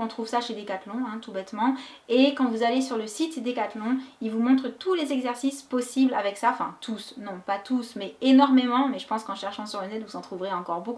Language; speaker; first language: French; native; French